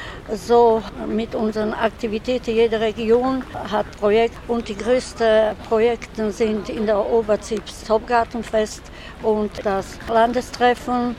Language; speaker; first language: German; non-native, local second language; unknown